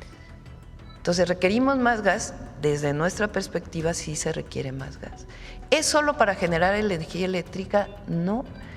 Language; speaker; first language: Spanish; native; Spanish